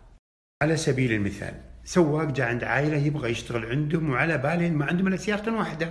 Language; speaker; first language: Arabic; native; Arabic